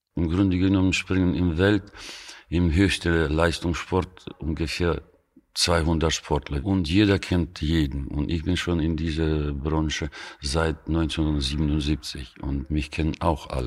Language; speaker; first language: German; non-native, fluent; Russian